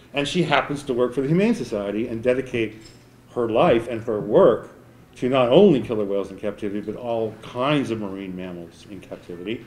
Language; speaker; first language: English; native; English